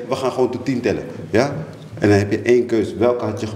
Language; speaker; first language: Dutch; native; Dutch